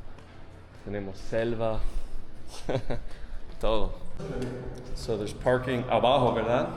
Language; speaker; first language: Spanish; non-native, fluent; English